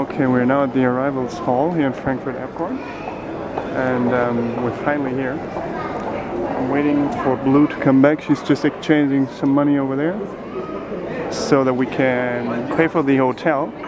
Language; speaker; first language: English; non-native, fluent; German